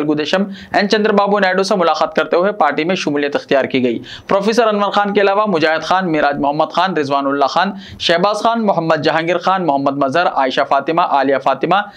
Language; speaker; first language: Urdu; native; Urdu